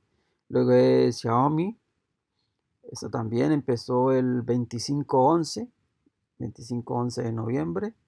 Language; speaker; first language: Spanish; native; Spanish